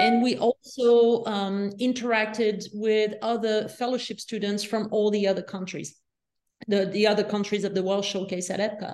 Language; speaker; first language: English; non-native, fluent; French